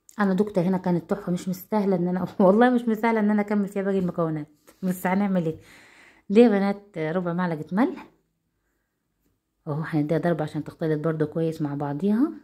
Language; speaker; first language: Arabic; native; Arabic